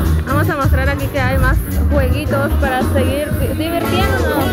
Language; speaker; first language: Spanish; native; Spanish